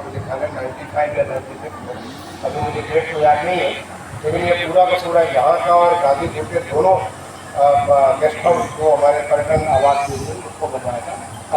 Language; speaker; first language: Hindi; native; Hindi